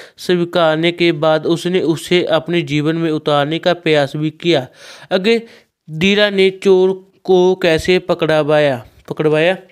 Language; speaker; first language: Hindi; non-native, local second language; Punjabi